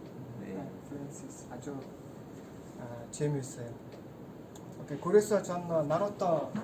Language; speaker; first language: Korean; non-native, learner; Mongolian